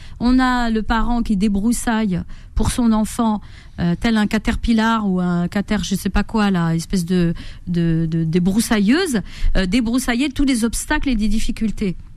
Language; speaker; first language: French; native; French